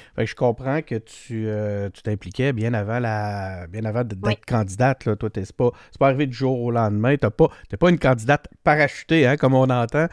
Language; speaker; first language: French; native; French